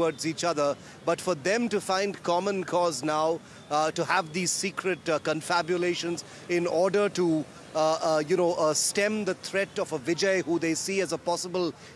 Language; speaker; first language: English; non-native, local second language; Tamil